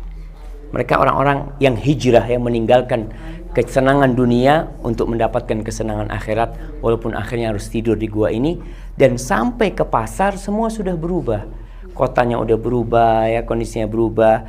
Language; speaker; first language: Indonesian; native; Indonesian